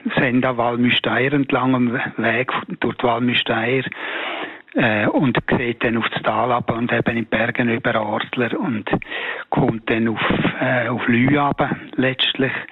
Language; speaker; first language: German; native; German